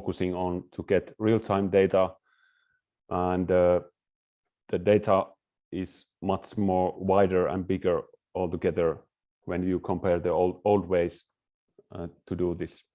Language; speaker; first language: English; non-native, fluent; Finnish